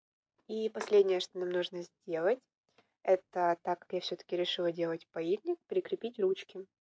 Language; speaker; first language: Russian; native; Russian